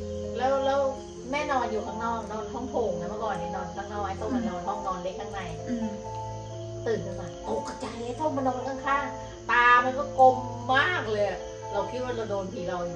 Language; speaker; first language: Thai; native; Thai